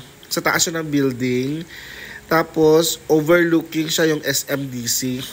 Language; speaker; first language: Filipino; non-native, local second language; Hiligaynon